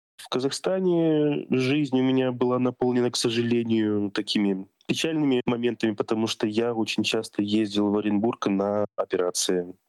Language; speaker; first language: Russian; native; Russian